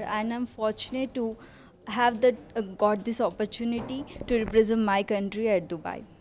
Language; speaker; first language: Telugu; native; Telugu